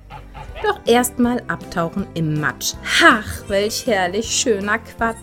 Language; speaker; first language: German; native; German